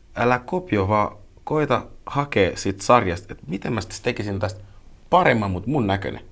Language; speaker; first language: Finnish; early bilingual, other home language; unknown